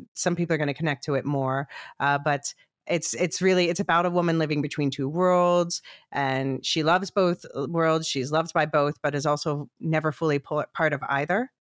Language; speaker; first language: English; native; English